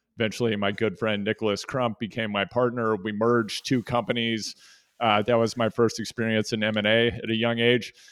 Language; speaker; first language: English; native; English